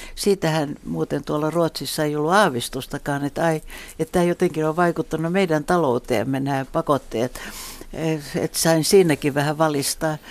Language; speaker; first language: Finnish; non-native, local second language; Swedish